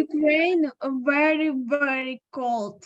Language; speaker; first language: English; non-native, learner; Ukrainian